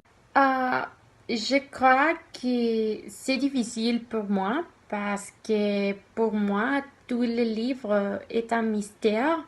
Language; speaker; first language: French; non-native, learner; Spanish